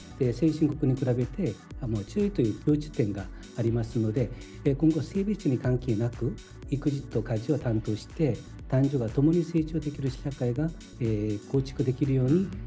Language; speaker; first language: Japanese; non-native, fluent; Korean